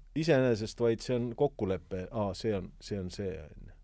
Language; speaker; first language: Estonian; native; Estonian